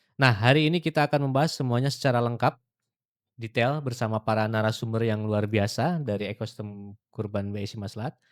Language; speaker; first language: Indonesian; native; Indonesian